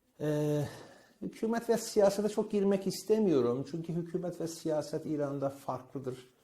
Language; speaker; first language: Turkish; non-native, fluent; Persian